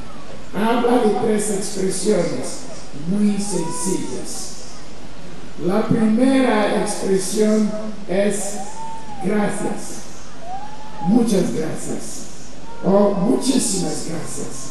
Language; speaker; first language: Spanish; non-native, fluent; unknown